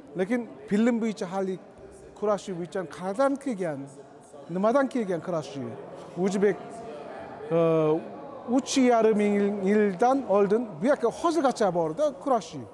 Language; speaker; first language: Uzbek; non-native, learner; Korean